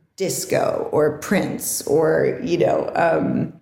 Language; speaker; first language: English; native; English